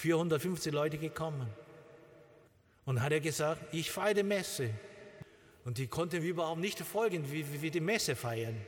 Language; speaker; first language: German; non-native, learner; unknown